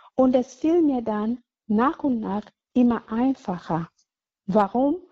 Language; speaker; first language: German; non-native, fluent; English